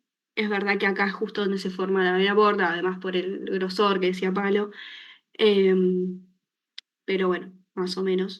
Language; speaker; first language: Spanish; native; Spanish